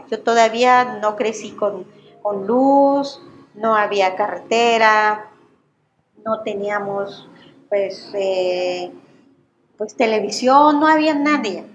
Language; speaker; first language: Spanish; non-native, local second language; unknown